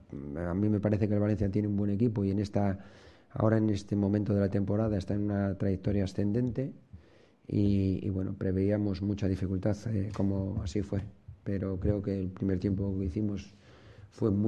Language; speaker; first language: Spanish; native; Spanish